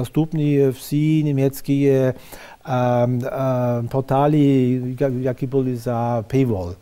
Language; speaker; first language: Ukrainian; non-native, fluent; German